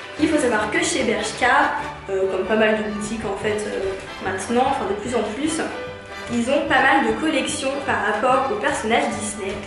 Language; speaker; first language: French; early bilingual, other home language; Portuguese